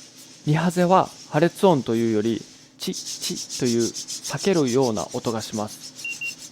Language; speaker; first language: Japanese; native; Japanese